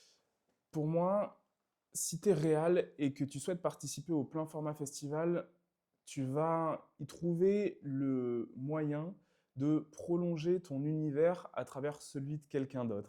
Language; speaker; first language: French; native; French